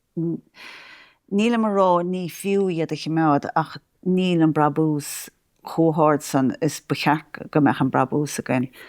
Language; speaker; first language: Irish; native; Irish